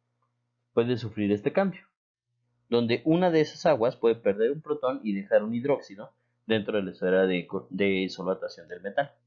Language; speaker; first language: Spanish; native; Spanish